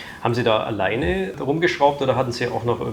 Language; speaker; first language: German; native; German